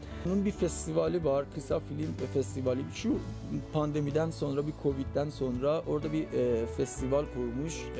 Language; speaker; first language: Turkish; non-native, fluent; Persian